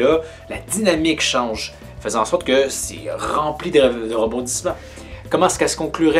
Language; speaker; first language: French; native; French